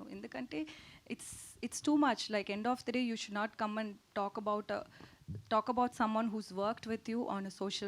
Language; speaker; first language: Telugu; non-native, learner; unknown